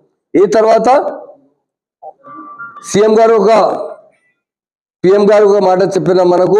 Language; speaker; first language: Telugu; non-native, local second language; Urdu